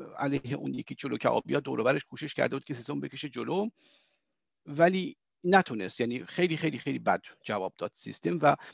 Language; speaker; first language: Persian; native; Persian